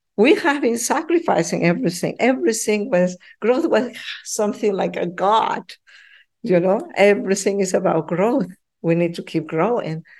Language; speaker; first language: English; non-native, fluent; Spanish